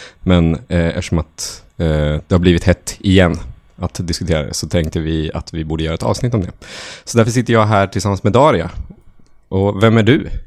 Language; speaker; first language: Swedish; native; Swedish